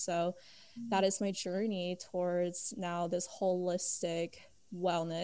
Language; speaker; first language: English; early bilingual, other home language; Chinese